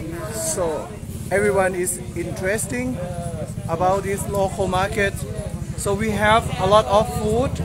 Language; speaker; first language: English; non-native, learner; Thai